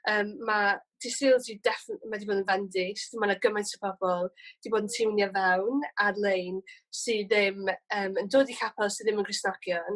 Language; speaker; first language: Welsh; native; Welsh